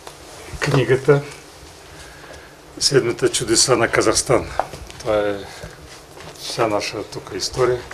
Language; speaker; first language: Bulgarian; non-native, learner; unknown